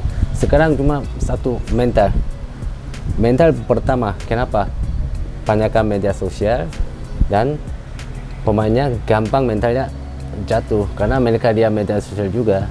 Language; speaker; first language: Indonesian; non-native, fluent; Korean